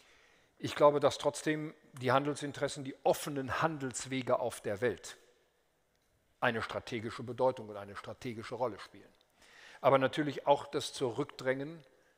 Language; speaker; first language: German; native; German